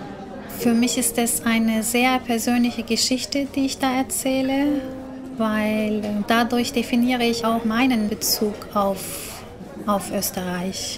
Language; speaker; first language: German; non-native, fluent; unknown